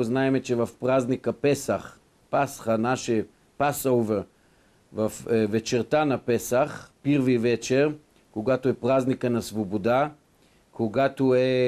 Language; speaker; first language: Bulgarian; non-native, fluent; Hebrew